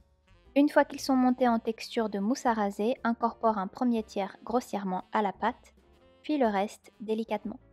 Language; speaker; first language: French; native; French